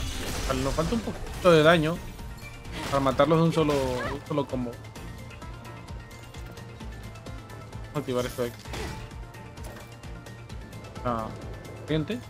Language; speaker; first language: Spanish; native; Spanish